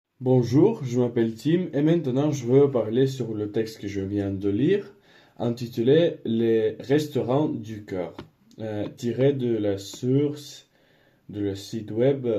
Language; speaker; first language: French; non-native, learner; Spanish